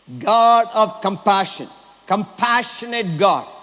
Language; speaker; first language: English; non-native, local second language; Tamil